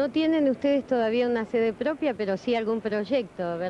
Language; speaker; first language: Spanish; native; Spanish